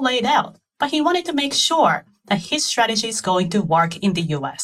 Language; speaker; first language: English; non-native, fluent; Japanese